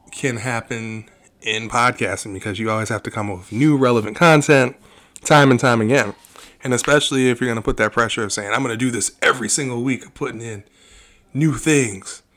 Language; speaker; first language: English; native; English